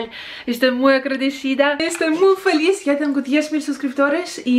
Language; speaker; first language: Spanish; non-native, learner; Russian